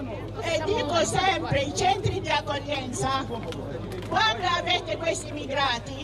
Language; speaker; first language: Italian; non-native, fluent; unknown